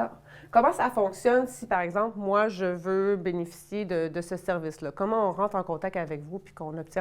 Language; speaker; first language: French; native; French